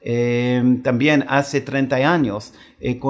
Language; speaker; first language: Spanish; non-native, fluent; Hebrew